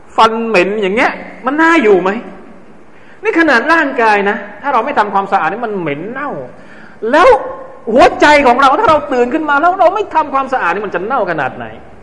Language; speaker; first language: Thai; non-native, local second language; Malay